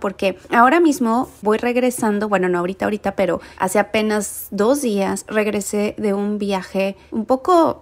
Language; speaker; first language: Spanish; native; Spanish